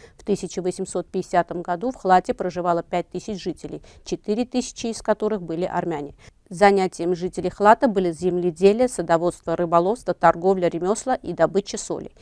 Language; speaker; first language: Russian; non-native, local second language; Armenian